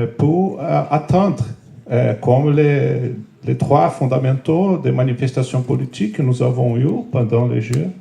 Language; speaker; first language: French; non-native, fluent; Portuguese